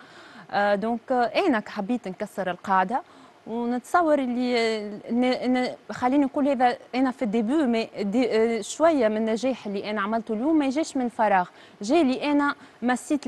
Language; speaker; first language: Arabic; native; Arabic